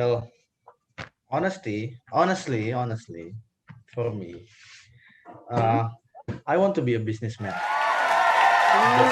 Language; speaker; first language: English; non-native, learner; Indonesian